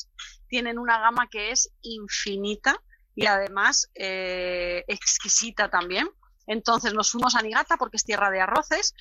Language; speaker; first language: Spanish; native; Spanish